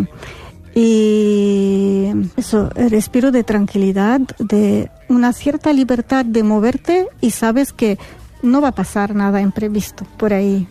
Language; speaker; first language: Spanish; non-native, fluent; Arabic